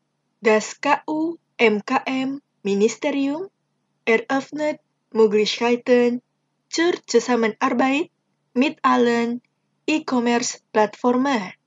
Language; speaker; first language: German; non-native, fluent; Indonesian